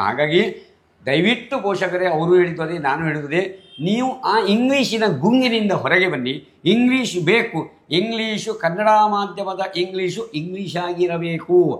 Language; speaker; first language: Kannada; non-native, local second language; Marathi